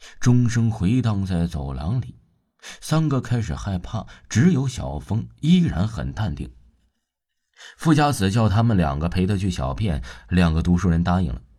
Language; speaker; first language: Chinese; non-native, local second language; Cantonese